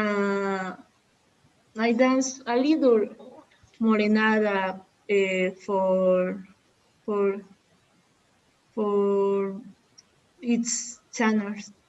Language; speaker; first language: English; non-native, learner; Spanish